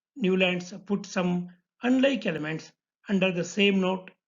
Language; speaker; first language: English; non-native, local second language; Kannada